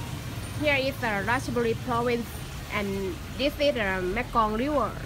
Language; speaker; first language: English; non-native, learner; Thai